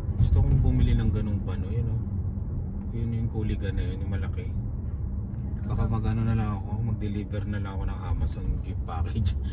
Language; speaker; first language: Filipino; native; Filipino